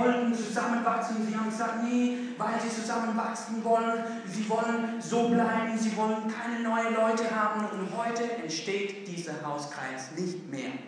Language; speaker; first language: German; non-native, fluent; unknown